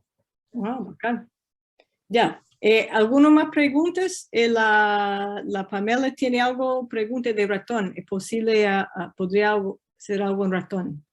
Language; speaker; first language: Spanish; non-native, fluent; English